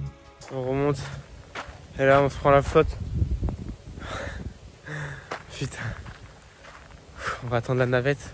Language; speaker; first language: French; native; French